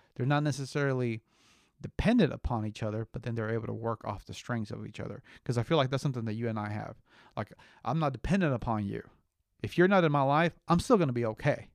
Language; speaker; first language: English; early bilingual, other home language; Spanish